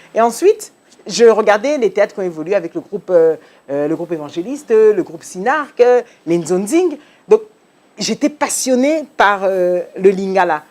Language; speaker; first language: French; early bilingual, other home language; Lingala